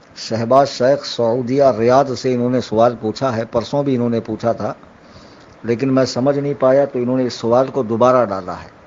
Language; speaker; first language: Urdu; native; Urdu